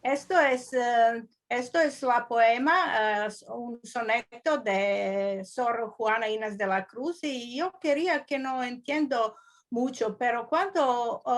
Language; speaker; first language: Spanish; non-native, learner; Croatian